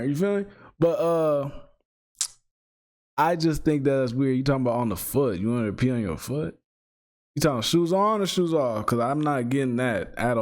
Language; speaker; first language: English; native; English